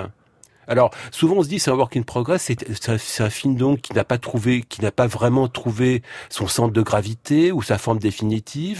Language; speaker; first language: French; native; French